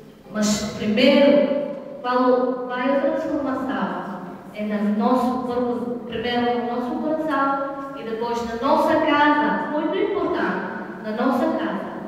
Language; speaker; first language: Portuguese; non-native, learner; Bulgarian